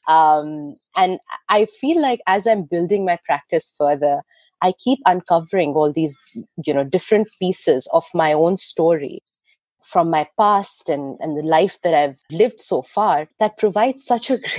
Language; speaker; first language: English; non-native, local second language; Hindi